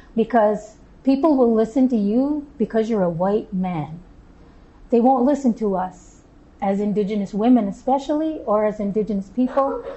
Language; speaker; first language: English; native; English